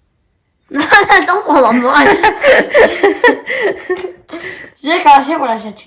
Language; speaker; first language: French; native; French